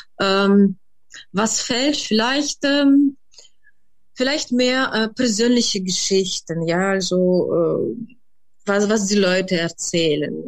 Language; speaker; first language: German; non-native, fluent; Ukrainian